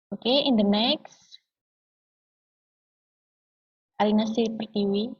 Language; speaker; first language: English; non-native, learner; Indonesian